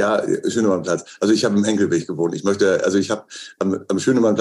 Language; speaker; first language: German; native; German